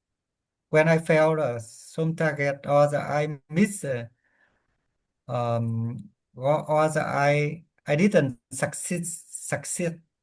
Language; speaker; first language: English; non-native, learner; Vietnamese